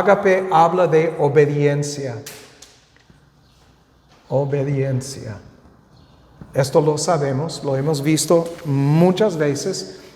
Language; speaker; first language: Spanish; non-native, fluent; English